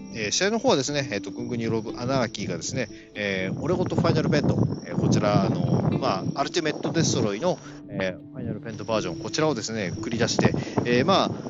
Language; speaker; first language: Japanese; native; Japanese